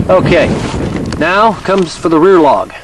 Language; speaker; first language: English; native; English